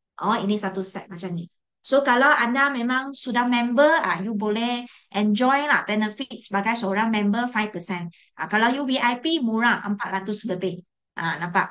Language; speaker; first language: Malay; non-native, local second language; Chinese